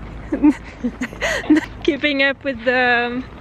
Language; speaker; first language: English; non-native, fluent; French